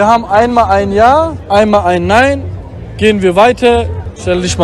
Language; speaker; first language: German; native; German